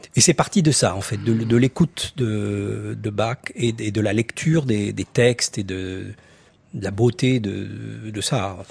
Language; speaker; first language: French; native; French